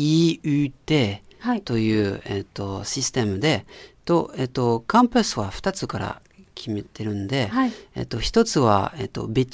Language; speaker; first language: Japanese; non-native, fluent; French